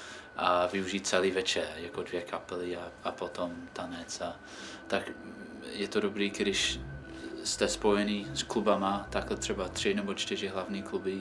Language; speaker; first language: Czech; non-native, fluent; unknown